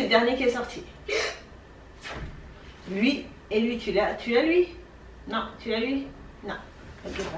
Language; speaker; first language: French; native; French